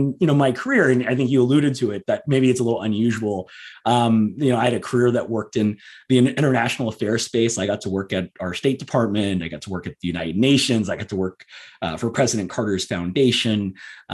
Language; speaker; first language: English; native; English